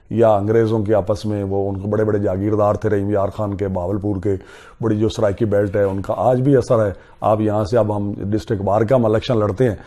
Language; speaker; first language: Urdu; non-native, local second language; Punjabi